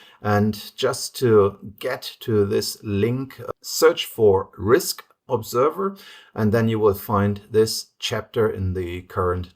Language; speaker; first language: English; non-native, fluent; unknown